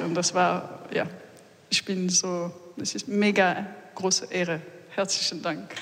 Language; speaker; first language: German; non-native, learner; French